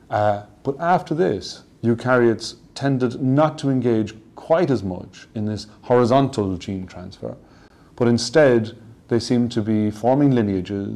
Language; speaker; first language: English; native; English